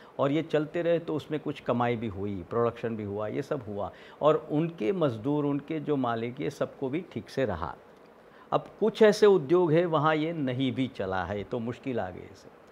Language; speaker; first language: Hindi; non-native, local second language; Gujarati